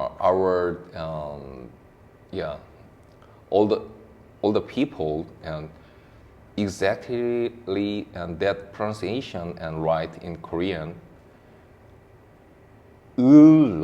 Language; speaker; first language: English; non-native, learner; Korean